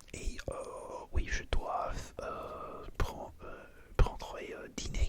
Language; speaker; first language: French; non-native, learner; English